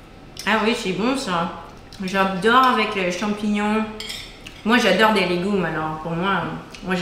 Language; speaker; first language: French; early bilingual, heritage; English